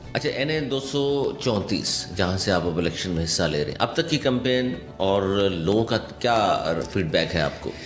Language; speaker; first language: Urdu; native; Urdu